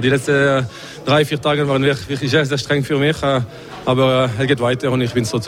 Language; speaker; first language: German; non-native, learner; French